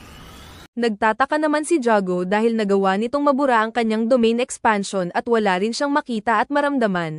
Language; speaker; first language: Filipino; native; Filipino